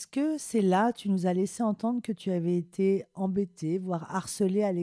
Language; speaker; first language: French; native; French